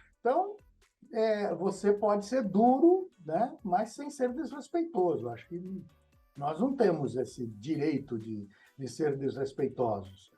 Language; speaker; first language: Portuguese; native; Portuguese